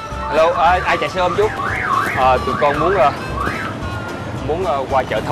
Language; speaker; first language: Vietnamese; native; Vietnamese